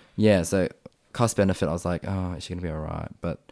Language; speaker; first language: English; non-native, local second language; Vietnamese